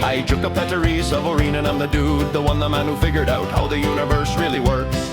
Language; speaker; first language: English; non-native, fluent; Finnish